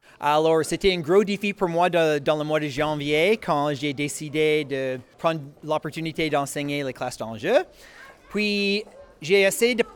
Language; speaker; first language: French; non-native, local second language; English